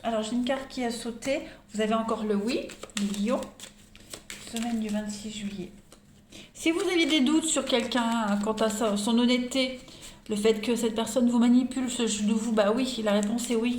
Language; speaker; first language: French; native; French